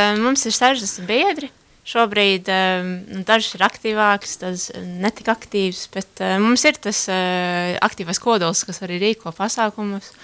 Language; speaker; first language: Latvian; early bilingual, heritage; Latvian